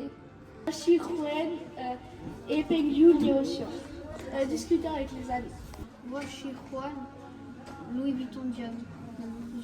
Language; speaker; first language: French; non-native, learner; Chinese